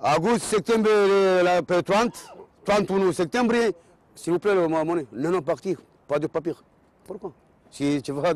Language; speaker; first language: French; non-native, learner; Romanian